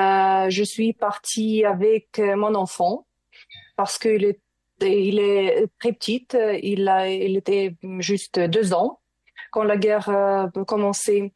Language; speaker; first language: French; non-native, learner; Ukrainian